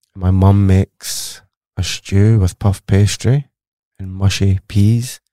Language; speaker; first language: English; native; English